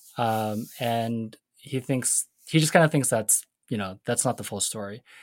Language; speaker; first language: English; native; English